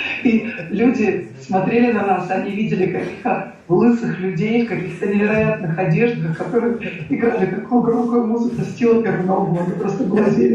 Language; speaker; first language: Russian; native; Russian